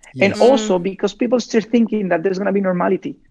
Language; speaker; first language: English; non-native, fluent; Spanish